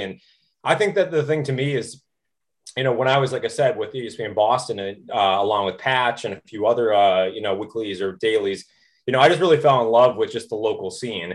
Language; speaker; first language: English; native; English